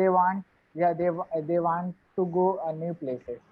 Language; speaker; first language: English; non-native, learner; Hindi